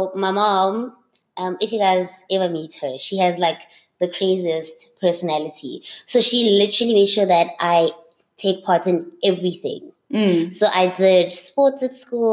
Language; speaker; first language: English; non-native, local second language; Zulu